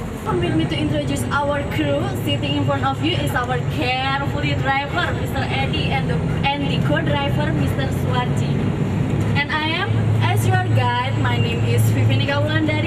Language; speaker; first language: English; non-native, learner; Indonesian